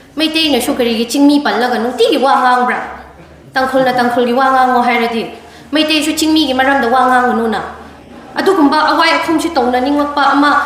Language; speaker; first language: Manipuri; non-native, local second language; Tangkhul Naga (India)